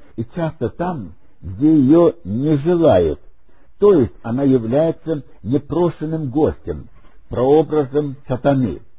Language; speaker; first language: Russian; non-native, local second language; German